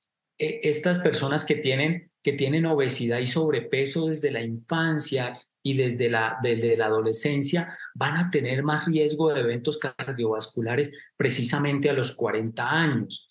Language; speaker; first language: Spanish; native; Spanish